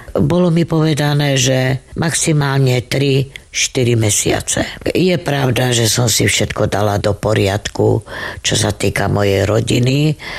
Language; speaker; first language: Slovak; non-native, local second language; Romany